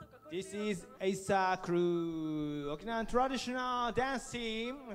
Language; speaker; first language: English; non-native, learner; Japanese